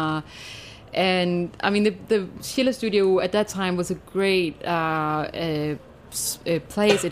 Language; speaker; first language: English; non-native, fluent; Danish